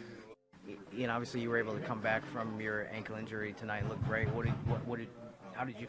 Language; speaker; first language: English; native; English